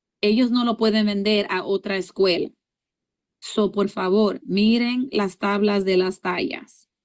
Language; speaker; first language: Spanish; early bilingual, heritage; English